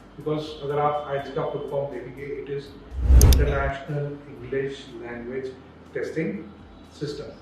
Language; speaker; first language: Hindi; non-native, local second language; Gujarati